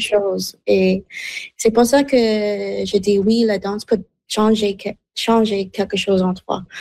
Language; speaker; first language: French; non-native, local second language; English